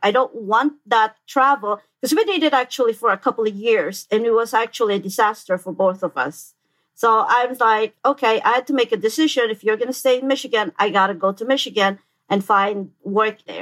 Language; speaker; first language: English; non-native, local second language; Filipino